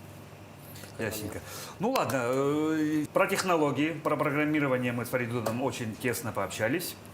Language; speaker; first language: Russian; native; Russian